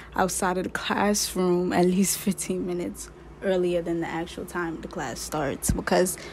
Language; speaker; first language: English; native; English